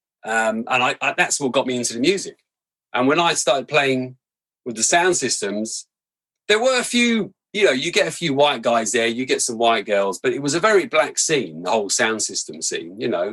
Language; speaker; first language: English; native; English